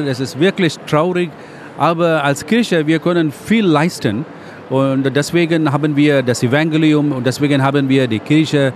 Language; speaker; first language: German; non-native, fluent; Tamil